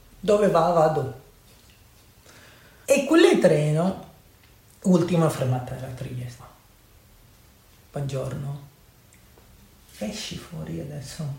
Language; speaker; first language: Italian; non-native, learner; Urdu